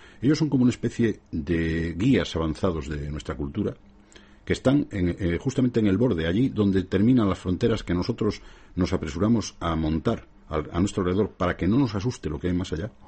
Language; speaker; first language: Spanish; native; Spanish